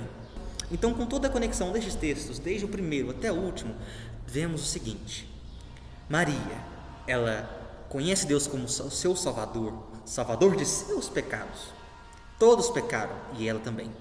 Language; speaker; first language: Portuguese; native; Portuguese